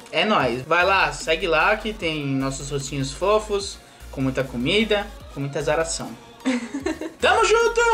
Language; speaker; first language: Portuguese; native; Portuguese